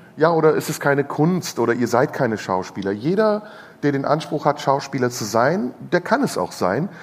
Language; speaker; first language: German; non-native, fluent; Turkish